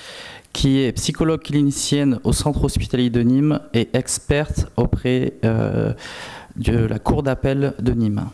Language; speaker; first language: French; native; French